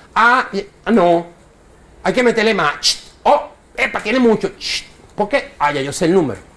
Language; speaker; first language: Spanish; native; Spanish